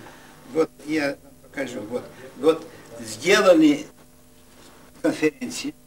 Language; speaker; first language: Russian; non-native, local second language; Yiddish